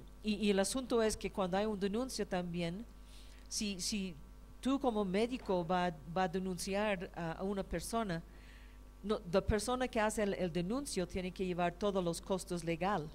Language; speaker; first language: Spanish; non-native, fluent; English